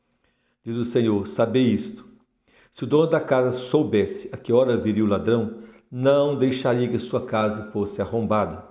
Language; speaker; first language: Portuguese; native; Portuguese